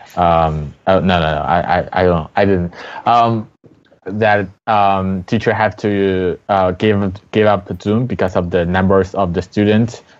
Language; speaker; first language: English; non-native, fluent; Chinese